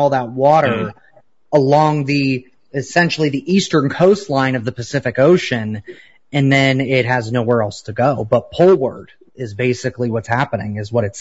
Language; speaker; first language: English; native; English